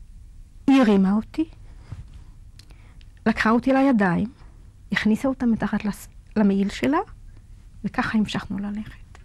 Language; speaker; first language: Hebrew; non-native, fluent; Yiddish